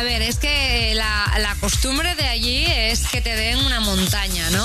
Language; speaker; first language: Spanish; native; Spanish